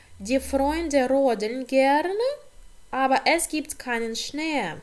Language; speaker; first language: German; non-native, fluent; Ukrainian